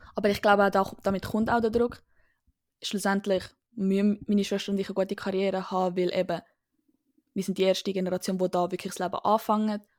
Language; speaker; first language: Swiss German; early bilingual, other home language; Sinhala